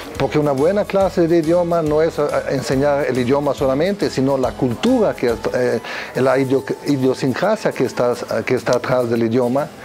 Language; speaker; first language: Spanish; non-native, fluent; German